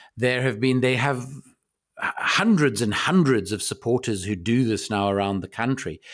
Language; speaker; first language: English; native; English